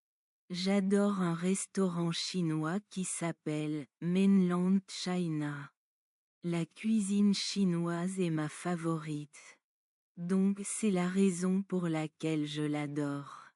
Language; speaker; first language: French; non-native, learner; Bangla